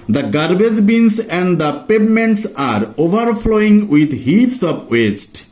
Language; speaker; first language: English; non-native, local second language; Bangla